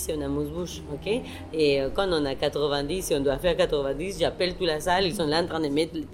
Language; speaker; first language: French; non-native, fluent; Spanish